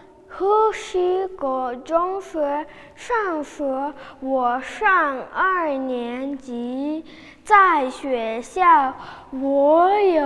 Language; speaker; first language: Chinese; non-native, learner; Mongolian